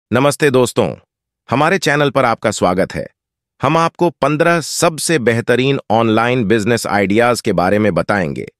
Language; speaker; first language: Hindi; native; Hindi